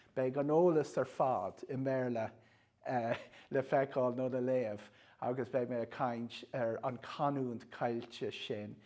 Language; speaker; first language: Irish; non-native, local second language; English